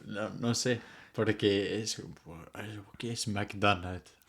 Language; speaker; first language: Spanish; non-native, fluent; English